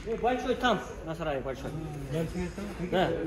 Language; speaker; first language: Russian; non-native, learner; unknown